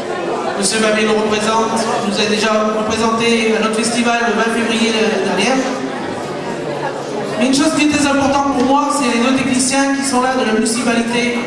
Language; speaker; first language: French; non-native, fluent; Portuguese